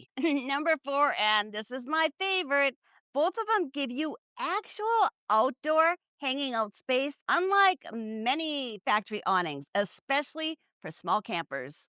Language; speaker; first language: English; native; English